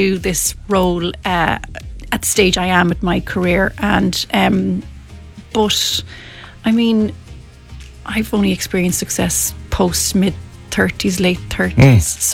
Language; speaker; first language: English; native; English